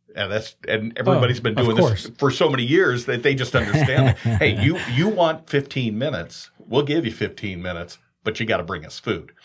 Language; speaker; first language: English; native; English